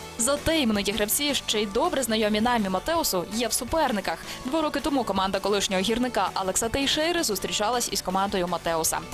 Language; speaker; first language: Ukrainian; native; Ukrainian